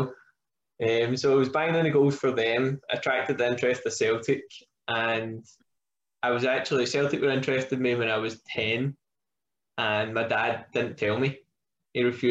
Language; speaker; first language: English; native; English